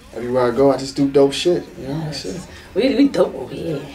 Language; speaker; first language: English; native; English